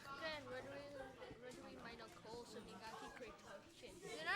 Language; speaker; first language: Welsh; non-native, local second language; English